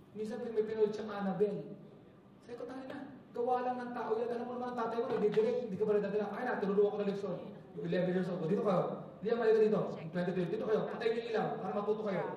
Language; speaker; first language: Filipino; native; Filipino